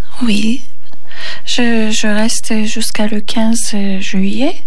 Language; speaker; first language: French; non-native, learner; Turkish